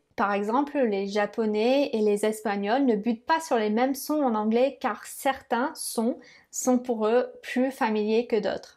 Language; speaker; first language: French; non-native, fluent; English